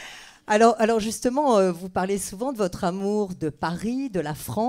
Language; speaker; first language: French; native; French